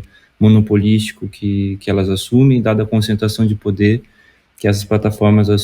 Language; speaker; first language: Portuguese; native; Portuguese